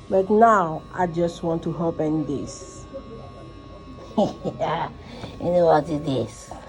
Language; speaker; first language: English; non-native, fluent; French